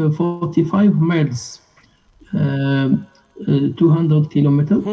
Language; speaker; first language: English; non-native, learner; Arabic